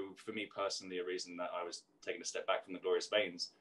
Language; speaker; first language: English; native; English